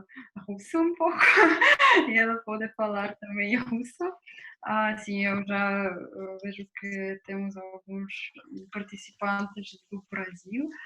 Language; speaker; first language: Portuguese; non-native, fluent; Russian